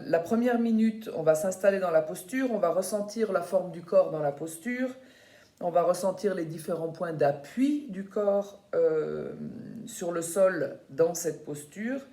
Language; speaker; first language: French; native; French